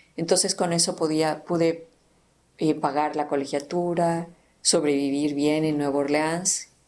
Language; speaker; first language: Spanish; native; Spanish